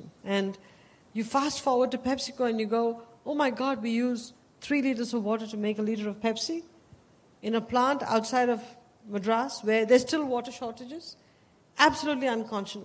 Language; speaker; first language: English; non-native, local second language; Tamil